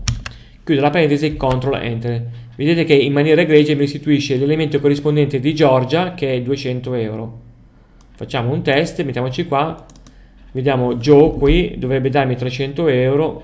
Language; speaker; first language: Italian; native; Italian